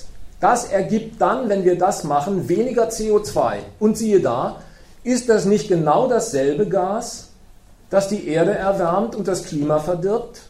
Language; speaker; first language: German; native; German